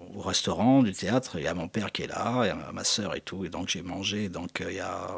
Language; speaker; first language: French; native; French